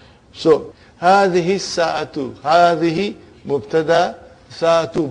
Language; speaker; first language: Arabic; non-native, fluent; Urdu